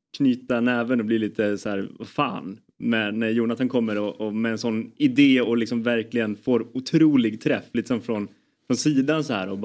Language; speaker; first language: Swedish; native; Swedish